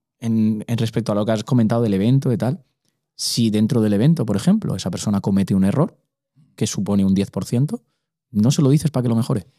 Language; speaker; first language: Spanish; native; Spanish